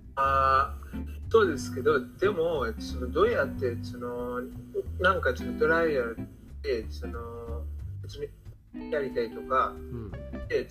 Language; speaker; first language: Japanese; non-native, fluent; Bangla